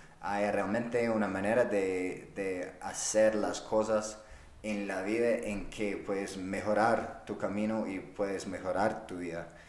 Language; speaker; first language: Spanish; non-native, fluent; English